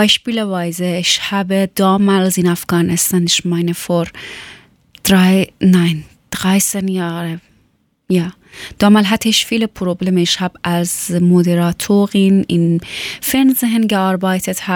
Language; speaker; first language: German; non-native, learner; Persian